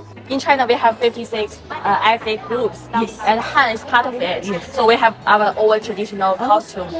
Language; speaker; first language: English; non-native, fluent; Chinese